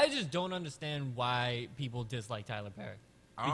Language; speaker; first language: English; early bilingual, other home language; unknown